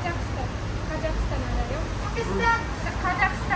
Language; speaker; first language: Korean; non-native, learner; Kazakh